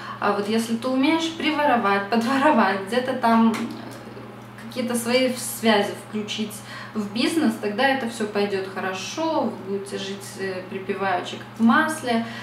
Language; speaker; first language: Russian; native; Russian